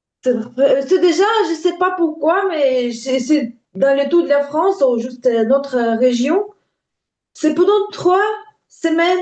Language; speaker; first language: French; non-native, learner; Ukrainian